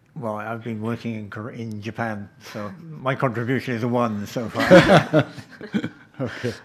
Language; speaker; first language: English; native; English